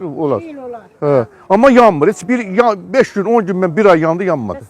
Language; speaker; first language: Azerbaijani; native; Azerbaijani